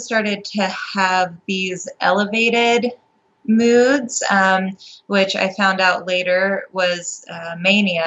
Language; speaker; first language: English; native; English